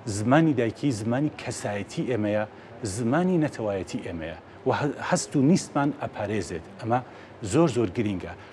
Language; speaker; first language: Central Kurdish; native; Central Kurdish